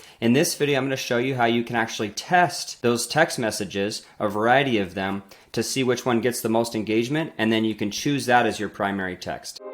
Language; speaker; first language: English; native; English